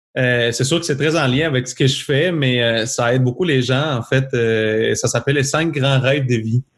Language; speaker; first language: French; non-native, fluent; Spanish